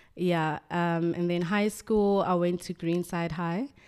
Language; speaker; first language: English; non-native, local second language; Zulu